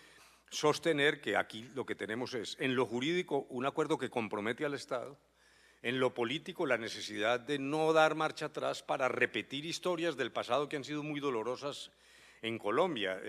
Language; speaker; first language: Spanish; native; Spanish